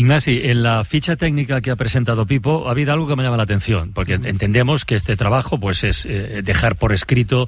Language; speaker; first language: Spanish; native; Spanish